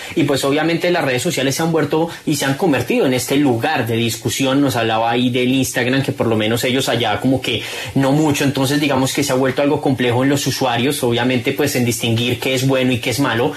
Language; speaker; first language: Spanish; native; Spanish